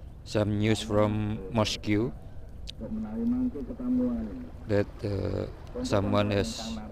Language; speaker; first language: English; non-native, learner; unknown